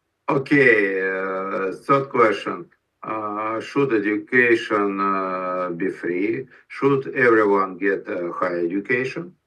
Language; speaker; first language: English; non-native, learner; Russian